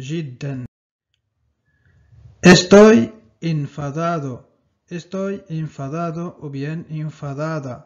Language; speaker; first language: Spanish; non-native, fluent; Arabic